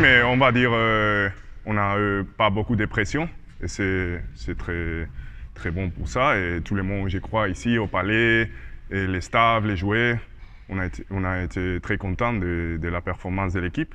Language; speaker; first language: French; non-native, learner; Spanish